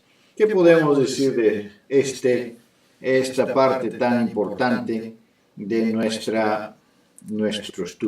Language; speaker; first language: Spanish; non-native, fluent; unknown